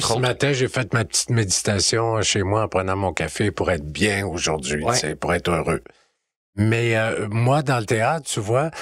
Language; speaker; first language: French; native; French